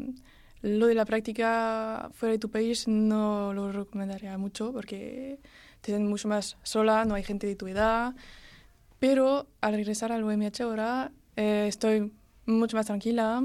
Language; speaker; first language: Spanish; early bilingual, heritage; French